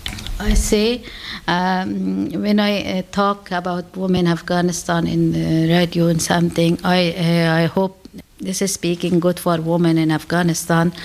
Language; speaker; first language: English; non-native, learner; Persian